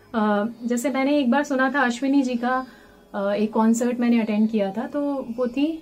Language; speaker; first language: Hindi; native; Hindi